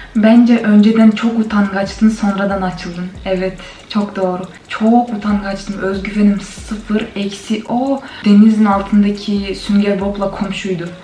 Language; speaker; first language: Turkish; non-native, fluent; Kyrgyz